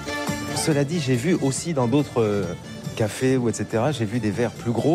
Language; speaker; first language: French; native; French